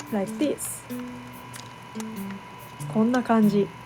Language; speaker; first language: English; non-native, learner; Japanese